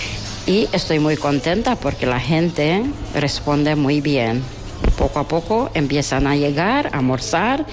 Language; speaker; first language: Spanish; non-native, learner; Romanian